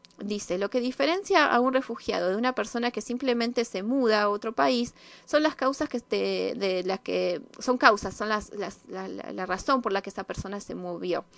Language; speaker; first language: Spanish; native; Spanish